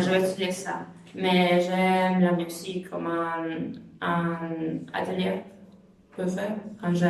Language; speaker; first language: French; non-native, learner; Spanish